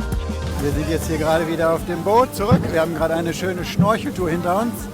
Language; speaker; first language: German; native; German